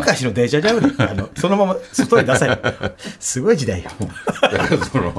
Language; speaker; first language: Japanese; native; Japanese